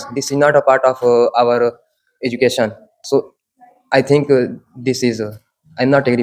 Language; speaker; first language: English; non-native, learner; Hindi